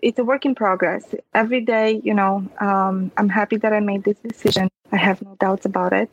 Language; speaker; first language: English; non-native, fluent; Romanian